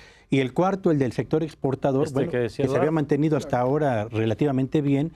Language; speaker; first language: Spanish; native; Spanish